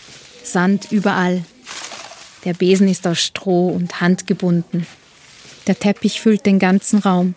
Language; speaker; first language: German; native; German